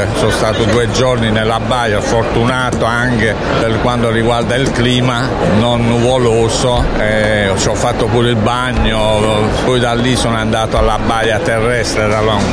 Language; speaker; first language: Italian; native; Italian